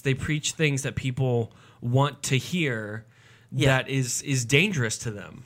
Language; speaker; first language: English; native; English